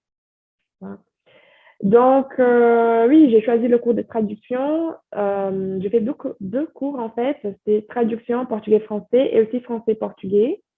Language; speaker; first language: French; non-native, fluent; Portuguese